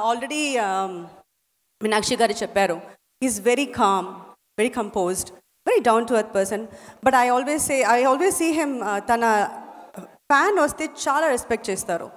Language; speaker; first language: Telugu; non-native, fluent; Tamil